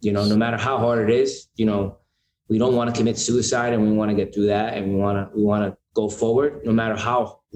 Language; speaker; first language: English; native; English